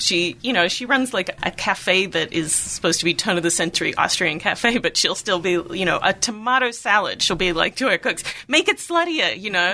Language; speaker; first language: English; native; English